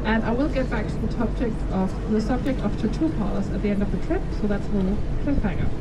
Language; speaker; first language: English; non-native, fluent; Danish